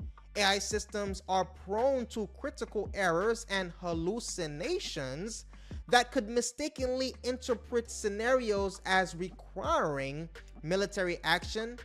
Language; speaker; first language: English; native; English